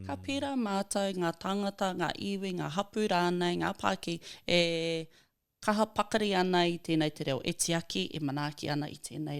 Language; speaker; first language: Māori; non-native, local second language; English